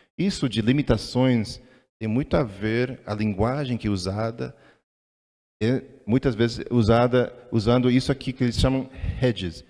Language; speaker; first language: Portuguese; non-native, fluent; English